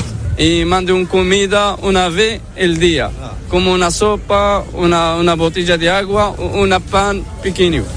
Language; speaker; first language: Spanish; non-native, learner; Arabic